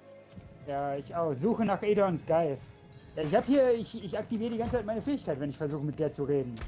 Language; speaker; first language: German; native; German